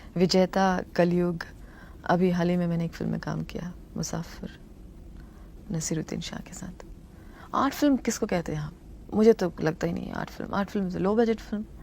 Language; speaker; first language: Hindi; non-native, local second language; Tamil